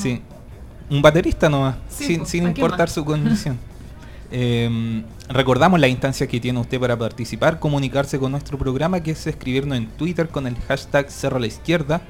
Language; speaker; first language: Spanish; native; Spanish